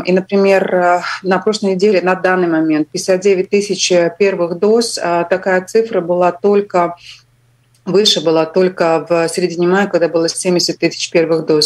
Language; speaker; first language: Russian; non-native, local second language; Latvian